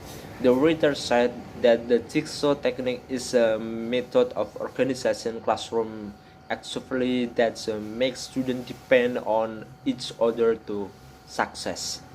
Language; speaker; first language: English; non-native, learner; Indonesian